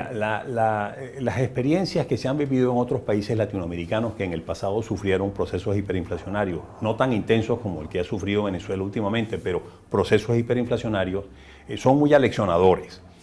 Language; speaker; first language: Spanish; native; Spanish